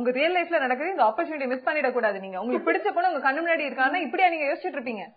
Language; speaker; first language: Tamil; native; Tamil